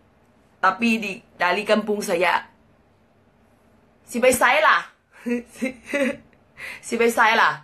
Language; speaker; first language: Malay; non-native, learner; Thai